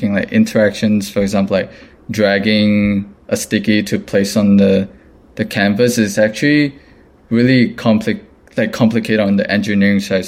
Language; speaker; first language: English; non-native, local second language; Cantonese